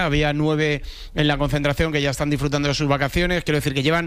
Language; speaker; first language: Spanish; native; Spanish